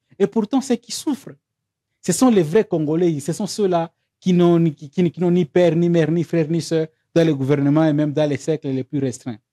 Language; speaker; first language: French; non-native, local second language; Swahili